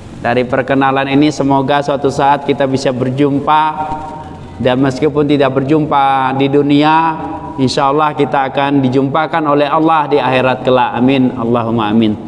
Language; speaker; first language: Indonesian; non-native, local second language; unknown